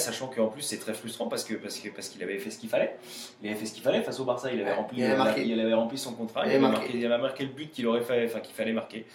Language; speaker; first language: French; native; French